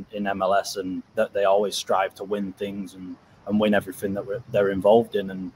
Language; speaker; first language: English; native; English